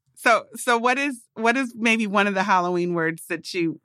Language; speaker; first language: English; native; English